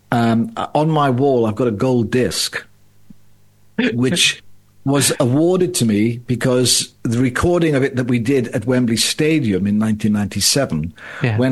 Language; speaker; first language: English; native; English